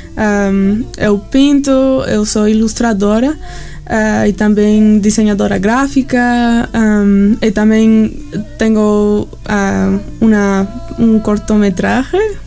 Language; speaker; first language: Portuguese; non-native, learner; English